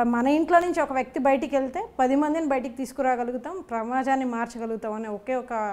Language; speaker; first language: Telugu; native; Telugu